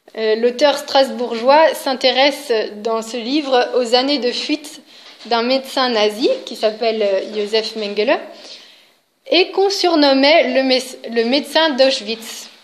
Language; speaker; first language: French; native; French